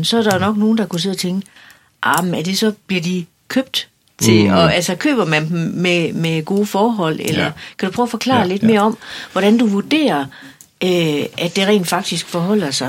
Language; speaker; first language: Danish; native; Danish